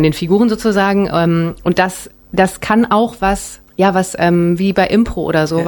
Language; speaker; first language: German; native; German